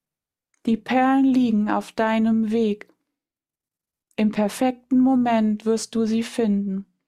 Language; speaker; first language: German; native; German